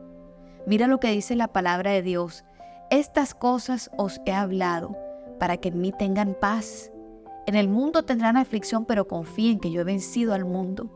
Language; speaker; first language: Spanish; native; Spanish